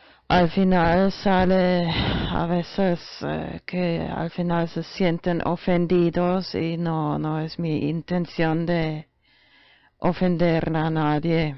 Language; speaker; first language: Spanish; non-native, fluent; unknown